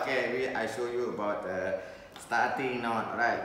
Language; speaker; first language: English; non-native, local second language; Malay